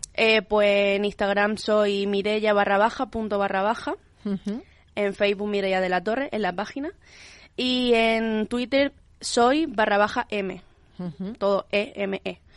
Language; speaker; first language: Spanish; native; Spanish